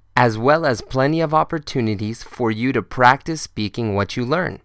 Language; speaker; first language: English; native; English